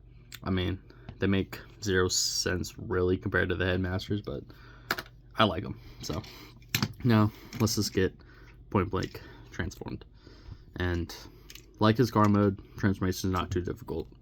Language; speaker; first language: English; native; English